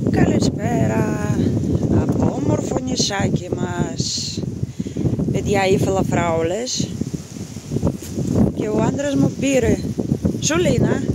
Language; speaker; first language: Greek; non-native, fluent; Russian